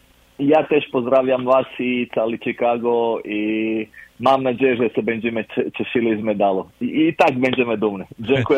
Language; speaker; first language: Polish; non-native, fluent; Croatian